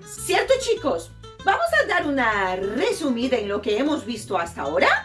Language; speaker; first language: Spanish; non-native, fluent; Portuguese